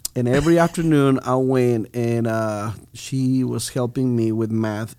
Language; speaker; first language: English; non-native, fluent; Spanish